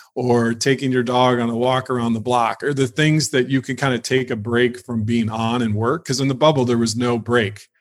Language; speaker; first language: English; native; English